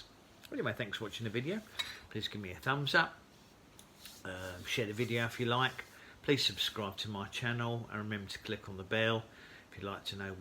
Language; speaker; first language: English; native; English